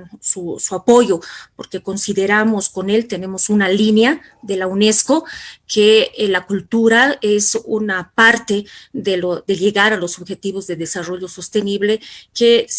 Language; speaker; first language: Spanish; native; Spanish